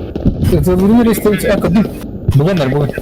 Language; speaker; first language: Russian; non-native, local second language; Yakut